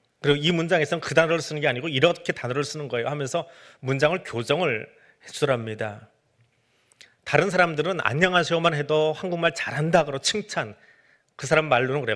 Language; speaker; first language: Korean; native; Korean